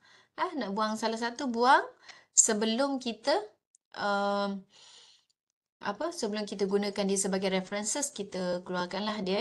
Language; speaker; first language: Malay; native; Malay